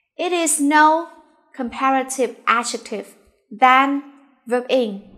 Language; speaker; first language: English; non-native, fluent; Vietnamese